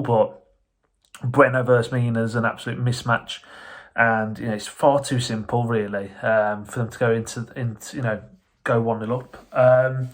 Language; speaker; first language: English; native; English